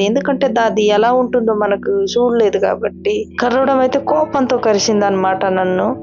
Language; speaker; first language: Telugu; non-native, local second language; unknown